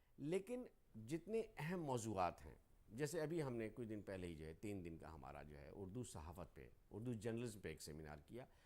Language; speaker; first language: Urdu; native; Urdu